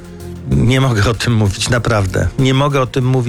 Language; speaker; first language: Polish; native; Polish